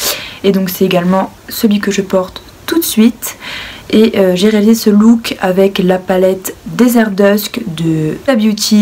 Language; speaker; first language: French; native; French